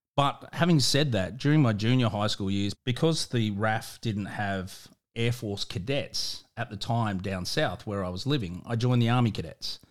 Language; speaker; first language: English; native; English